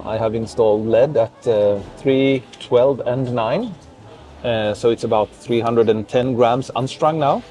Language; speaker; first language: English; non-native, fluent; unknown